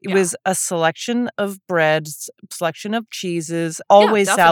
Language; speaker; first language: English; native; English